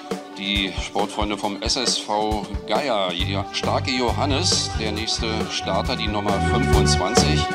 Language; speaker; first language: German; native; German